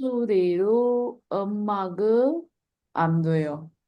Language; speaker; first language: Korean; non-native, learner; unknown